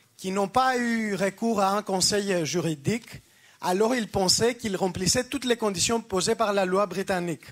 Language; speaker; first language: French; non-native, fluent; Greek